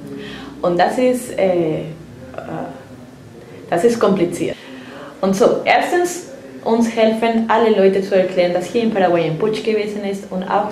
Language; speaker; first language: German; non-native, fluent; Spanish